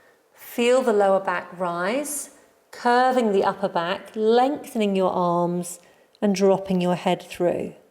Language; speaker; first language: English; native; English